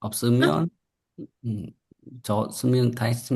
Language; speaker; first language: Korean; non-native, learner; Vietnamese